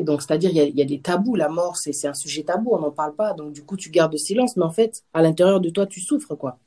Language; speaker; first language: French; native; French